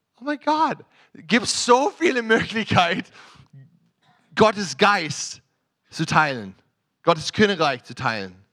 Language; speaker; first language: German; non-native, fluent; English